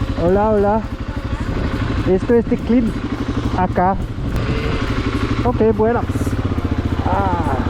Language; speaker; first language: Spanish; non-native, learner; German